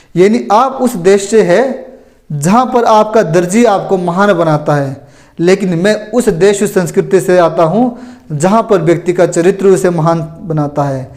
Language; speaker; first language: Hindi; native; Hindi